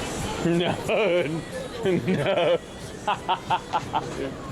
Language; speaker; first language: English; native; English